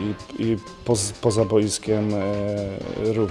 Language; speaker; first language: Polish; native; Polish